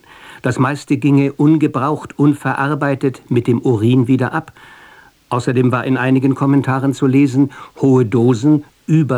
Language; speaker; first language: German; native; German